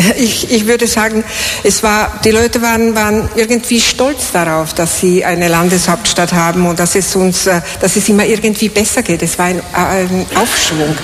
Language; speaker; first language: German; non-native, fluent; Czech